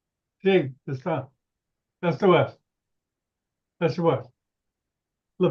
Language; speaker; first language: Spanish; non-native, learner; English